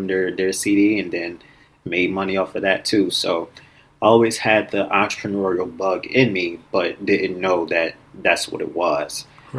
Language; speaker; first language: English; native; English